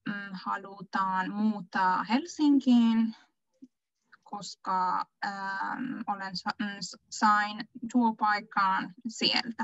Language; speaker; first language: Finnish; non-native, learner; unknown